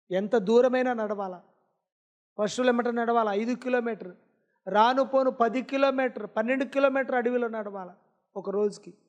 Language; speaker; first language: Telugu; non-native, local second language; Lambadi